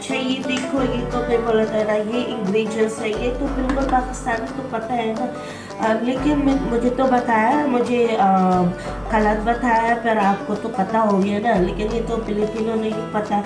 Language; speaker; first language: Hindi; non-native, learner; Filipino